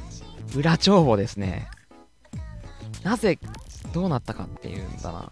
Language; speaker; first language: Japanese; native; Japanese